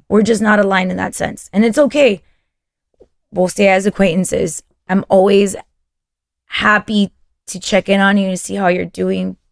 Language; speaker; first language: English; early bilingual, other home language; Spanish